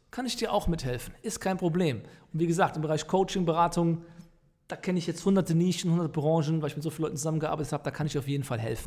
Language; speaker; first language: German; native; German